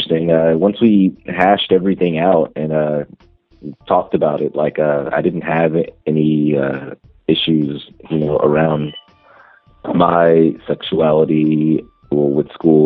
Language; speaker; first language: English; native; English